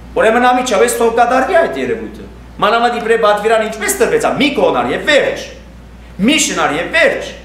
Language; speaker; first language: Armenian; early bilingual, heritage; Armenian